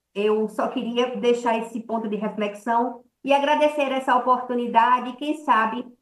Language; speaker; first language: Portuguese; native; Portuguese